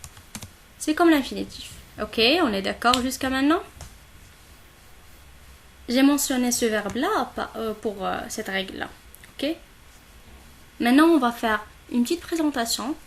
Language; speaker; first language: French; non-native, local second language; Arabic